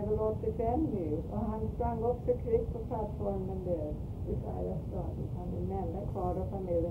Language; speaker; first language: Swedish; early bilingual, heritage; Swedish